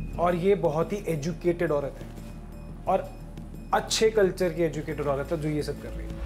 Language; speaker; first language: Hindi; native; Hindi